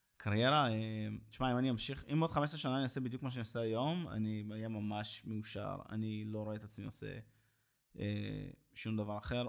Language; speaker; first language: Hebrew; native; Hebrew